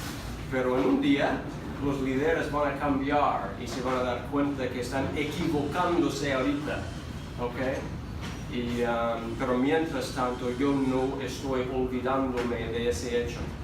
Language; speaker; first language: Spanish; non-native, fluent; English